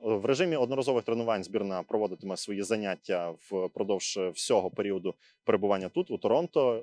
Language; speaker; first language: Ukrainian; native; Ukrainian